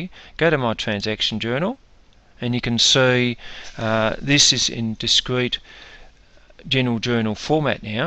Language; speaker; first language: English; native; English